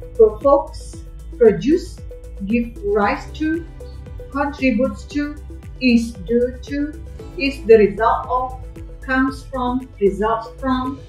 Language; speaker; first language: English; non-native, fluent; Indonesian